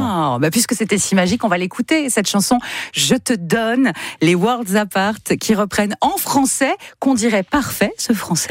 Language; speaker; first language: French; native; French